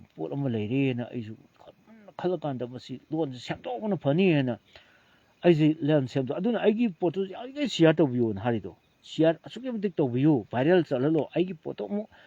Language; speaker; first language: Manipuri; non-native, local second language; Thado Chin